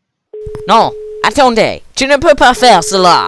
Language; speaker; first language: French; non-native, learner; English